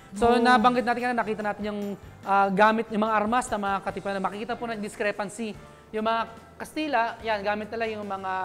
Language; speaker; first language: Filipino; native; Filipino